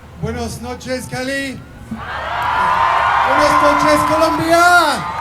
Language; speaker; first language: Spanish; non-native, learner; English